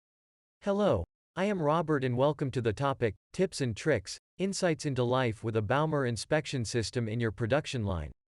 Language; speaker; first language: English; non-native, fluent; German